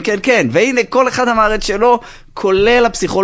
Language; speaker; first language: Hebrew; native; Hebrew